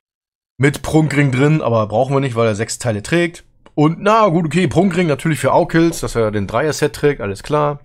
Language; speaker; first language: German; native; German